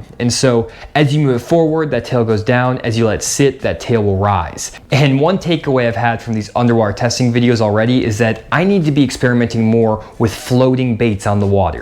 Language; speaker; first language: English; native; English